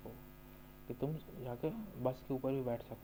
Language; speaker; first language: Hindi; native; Hindi